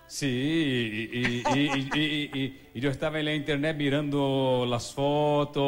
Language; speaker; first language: Spanish; non-native, learner; Portuguese